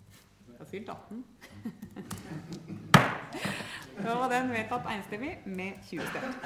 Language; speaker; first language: Norwegian; native; Norwegian